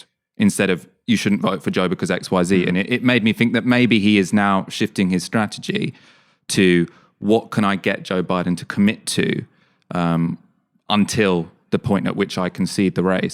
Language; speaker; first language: English; native; English